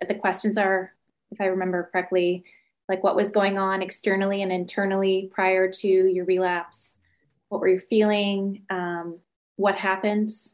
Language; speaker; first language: English; native; English